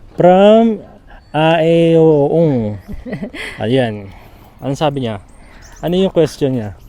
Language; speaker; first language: Filipino; native; Filipino